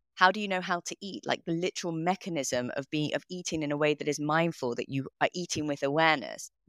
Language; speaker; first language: English; native; English